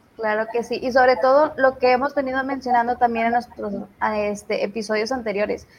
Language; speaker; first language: Spanish; native; Spanish